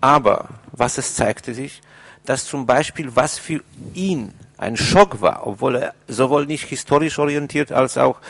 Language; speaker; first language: German; non-native, fluent; Polish